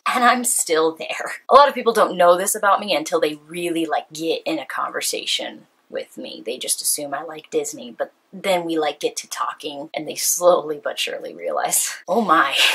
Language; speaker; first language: English; native; English